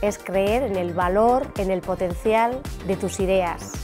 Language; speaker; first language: Spanish; native; Spanish